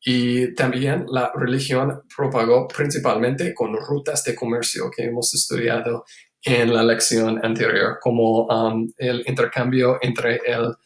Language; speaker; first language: Spanish; non-native, fluent; English